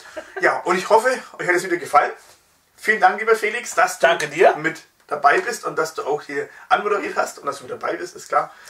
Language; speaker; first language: German; native; German